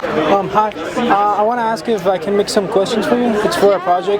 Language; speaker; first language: English; non-native, learner; Spanish